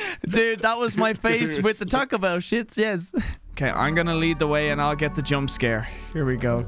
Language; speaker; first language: English; native; English